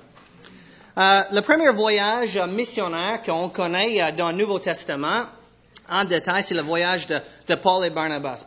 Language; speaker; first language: French; non-native, fluent; English